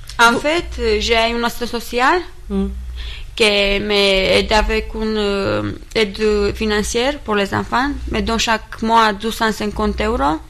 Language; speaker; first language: French; non-native, learner; Romanian